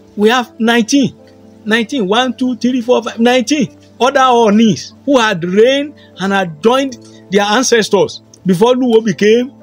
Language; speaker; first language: English; non-native, local second language; Yoruba